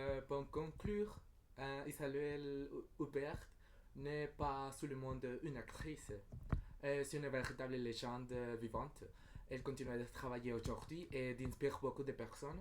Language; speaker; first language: French; non-native, learner; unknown